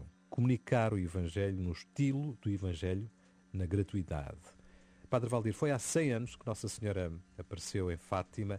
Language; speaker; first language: Portuguese; native; Portuguese